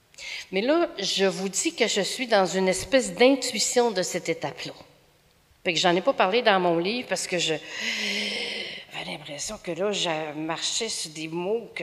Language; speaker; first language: French; native; French